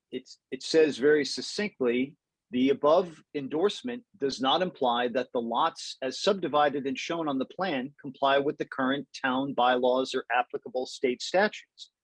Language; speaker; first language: English; native; English